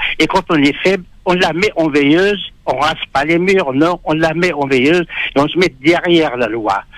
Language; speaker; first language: French; non-native, local second language; Arabic